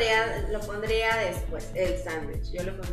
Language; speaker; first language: Spanish; native; Spanish